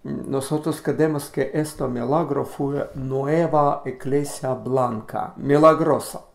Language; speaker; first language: Spanish; non-native, learner; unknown